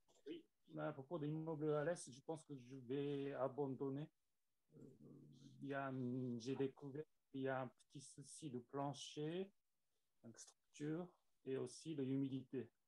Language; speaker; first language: French; non-native, learner; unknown